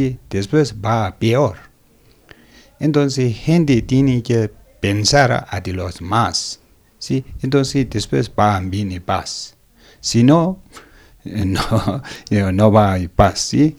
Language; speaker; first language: Spanish; non-native, learner; Tibetan